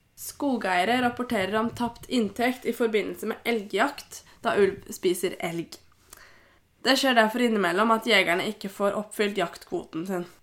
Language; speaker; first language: Norwegian; native; Norwegian